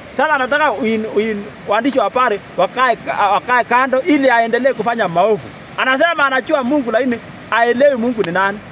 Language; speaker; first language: Swahili; non-native, local second language; Kalenjin